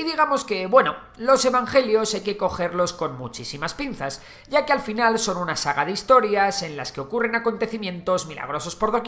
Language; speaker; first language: Spanish; native; Spanish